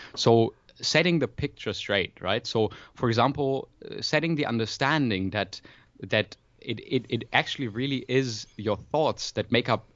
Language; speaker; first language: English; non-native, fluent; German